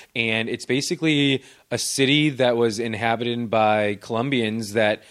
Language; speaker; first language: English; native; English